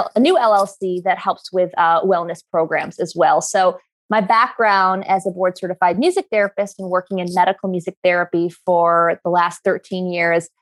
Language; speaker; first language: English; native; English